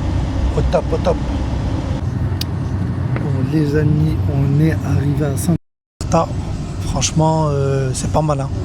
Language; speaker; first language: French; native; French